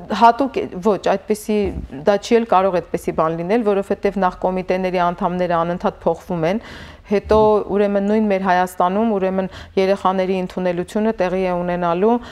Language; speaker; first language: Armenian; native; Armenian